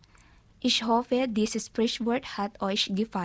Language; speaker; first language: German; non-native, learner; Filipino